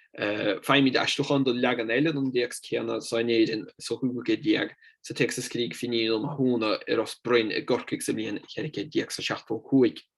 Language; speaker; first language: Irish; non-native, fluent; Italian